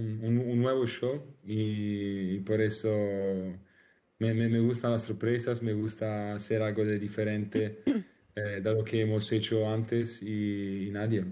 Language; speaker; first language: Spanish; non-native, learner; Italian